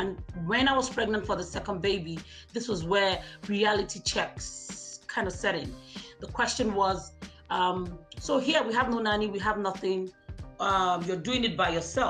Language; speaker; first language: English; non-native, local second language; Igbo